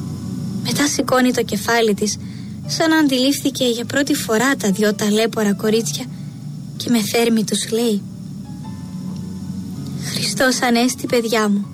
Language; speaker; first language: Greek; native; Greek